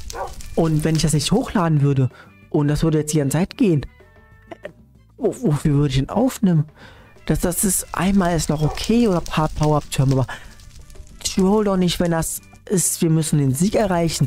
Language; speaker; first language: German; native; German